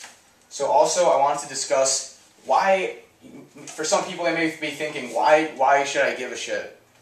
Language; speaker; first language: English; native; English